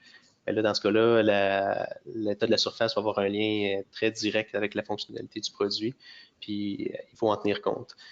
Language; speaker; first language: French; native; French